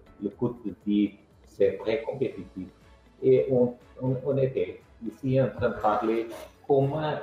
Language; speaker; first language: French; non-native, fluent; Portuguese